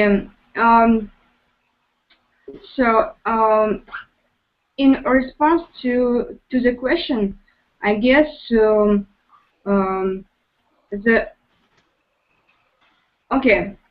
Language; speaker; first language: English; non-native, learner; Russian